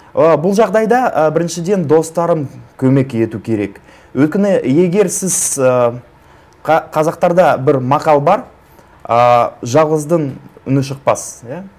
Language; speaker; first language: Kazakh; non-native, local second language; Russian